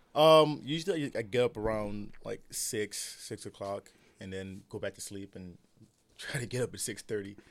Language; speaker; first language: English; early bilingual, other home language; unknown